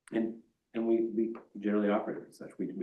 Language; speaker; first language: English; native; English